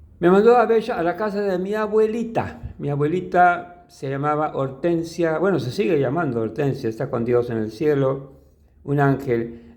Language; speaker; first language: Spanish; early bilingual, other home language; English